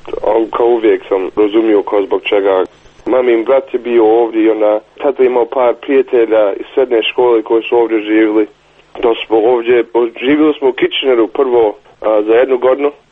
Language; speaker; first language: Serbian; early bilingual, heritage; Bosnian